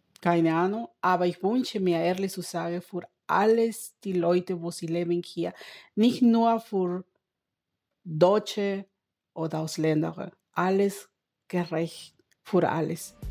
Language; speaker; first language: German; non-native, learner; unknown